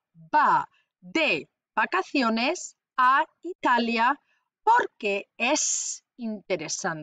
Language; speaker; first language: Spanish; non-native, fluent; English